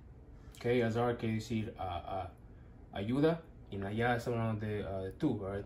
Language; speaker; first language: Spanish; non-native, learner; English